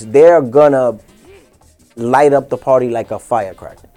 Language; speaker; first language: English; early bilingual, other home language; Spanish